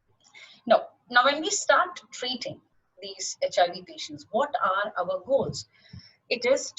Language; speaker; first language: English; non-native, local second language; Malayalam